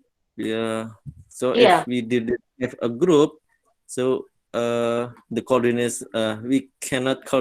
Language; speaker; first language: English; non-native, learner; Indonesian